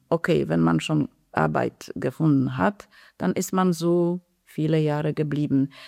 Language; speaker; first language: German; non-native, fluent; Polish